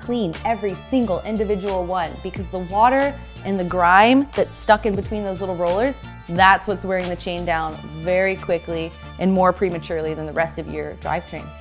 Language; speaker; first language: English; native; English